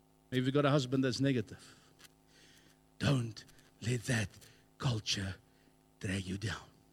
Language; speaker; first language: English; non-native, local second language; Afrikaans